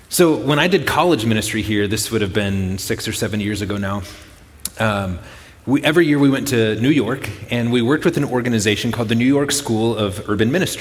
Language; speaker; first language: English; native; English